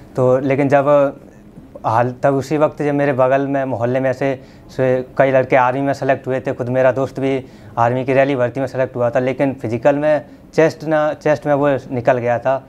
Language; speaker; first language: Hindi; native; Hindi